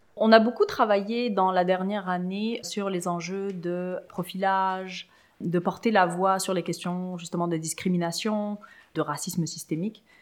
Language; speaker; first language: French; early bilingual, other home language; Arabic